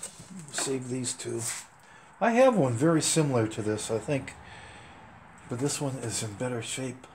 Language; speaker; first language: English; native; English